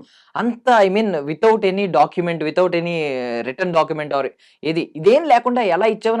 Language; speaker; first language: Telugu; native; Telugu